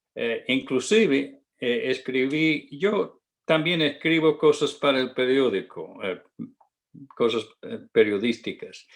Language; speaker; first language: Spanish; non-native, fluent; English